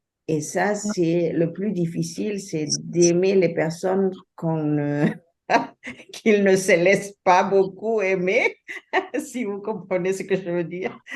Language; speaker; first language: French; non-native, fluent; Spanish